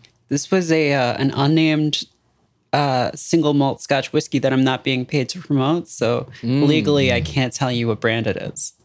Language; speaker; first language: English; native; English